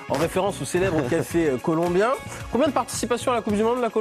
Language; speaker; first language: French; native; French